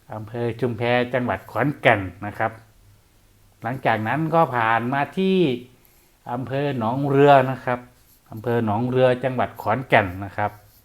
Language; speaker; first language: Thai; non-native, local second language; Northeastern Thai